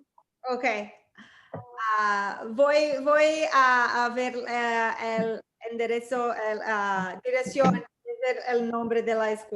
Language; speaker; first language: Spanish; early bilingual, heritage; English